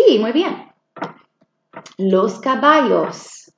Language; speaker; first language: Spanish; non-native, fluent; English